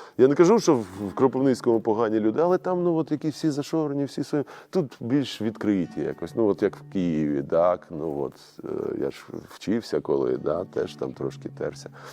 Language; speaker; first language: Ukrainian; native; Ukrainian